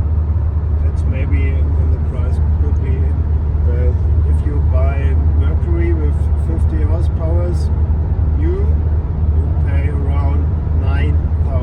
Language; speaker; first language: English; non-native, learner; German